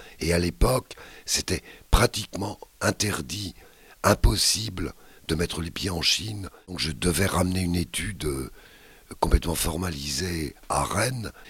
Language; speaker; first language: French; native; French